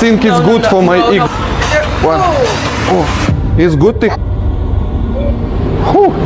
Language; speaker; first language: English; non-native, learner; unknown